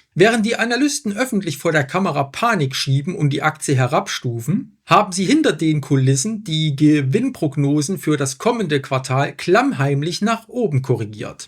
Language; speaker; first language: German; native; German